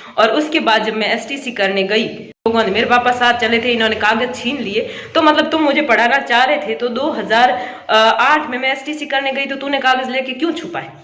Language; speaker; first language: Hindi; native; Hindi